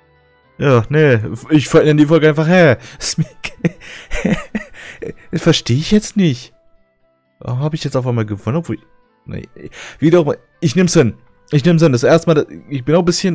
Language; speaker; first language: German; native; German